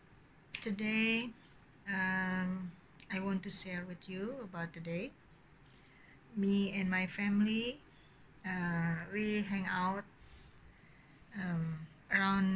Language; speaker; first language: English; non-native, learner; Indonesian